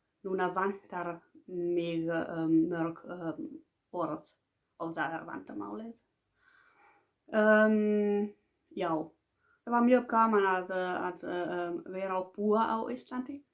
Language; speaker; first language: Icelandic; non-native, learner; Finnish